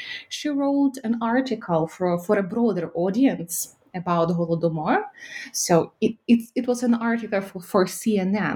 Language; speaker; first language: English; non-native, fluent; Ukrainian